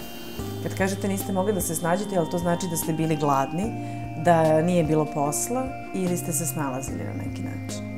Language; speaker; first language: Serbian; native; Serbian